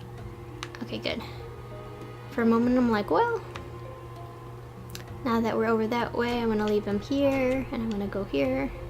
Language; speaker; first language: English; native; English